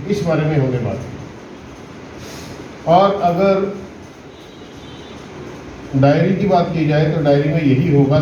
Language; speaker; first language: Hindi; native; Hindi